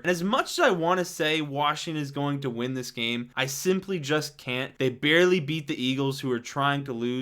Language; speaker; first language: English; native; English